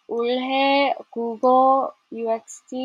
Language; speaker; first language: Korean; non-native, learner; Vietnamese